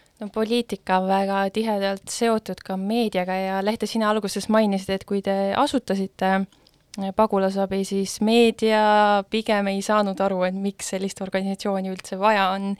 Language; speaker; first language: Estonian; native; Estonian